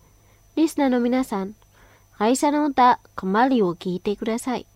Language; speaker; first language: Japanese; non-native, fluent; Indonesian